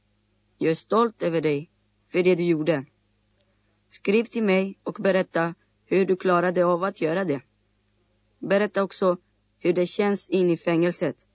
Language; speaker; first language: Swedish; non-native, learner; Greek